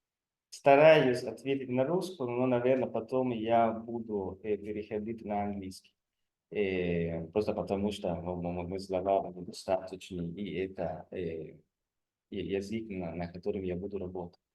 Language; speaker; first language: Russian; non-native, fluent; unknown